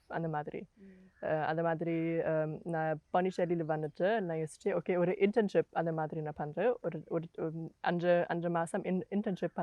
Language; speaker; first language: Tamil; non-native, learner; German